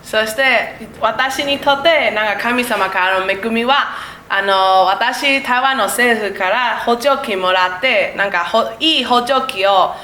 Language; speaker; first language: Japanese; non-native, learner; Chinese